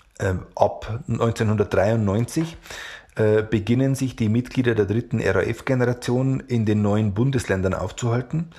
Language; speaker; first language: German; native; German